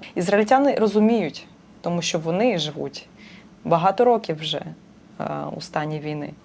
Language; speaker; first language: Ukrainian; non-native, local second language; Russian